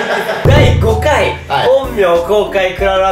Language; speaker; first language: Japanese; native; Japanese